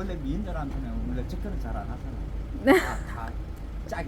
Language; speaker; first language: Korean; native; Korean